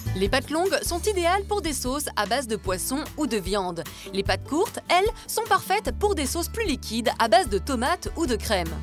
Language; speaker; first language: French; native; French